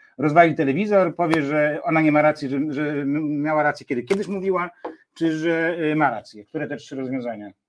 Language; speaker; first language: Polish; native; Polish